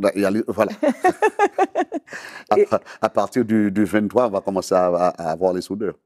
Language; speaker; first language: French; native; French